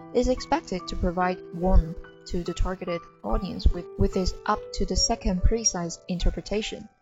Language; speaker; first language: English; non-native, fluent; Chinese